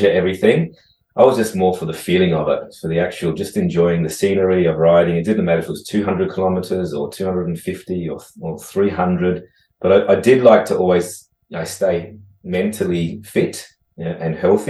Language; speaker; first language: English; native; English